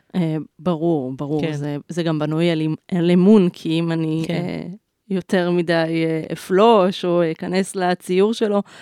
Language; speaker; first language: Hebrew; native; Hebrew